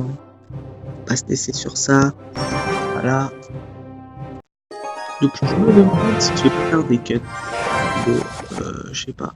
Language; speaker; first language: French; native; French